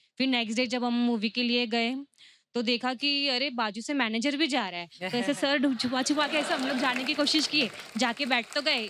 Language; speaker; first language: Hindi; native; Hindi